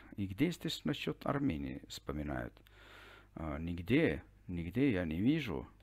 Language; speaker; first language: Russian; non-native, fluent; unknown